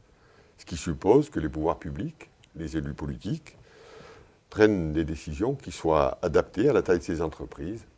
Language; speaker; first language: French; native; French